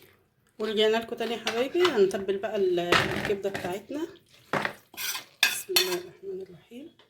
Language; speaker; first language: Arabic; native; Arabic